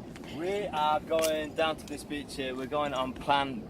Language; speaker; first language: English; native; English